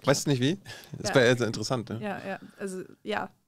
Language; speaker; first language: German; early bilingual, other home language; Persian